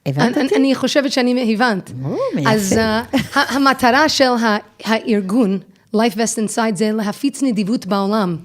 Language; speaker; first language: Hebrew; non-native, fluent; English